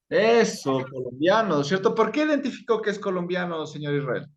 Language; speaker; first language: Spanish; native; Spanish